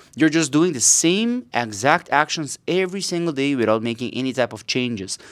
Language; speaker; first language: English; non-native, fluent; Papiamento